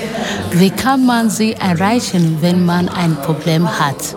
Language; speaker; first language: German; non-native, learner; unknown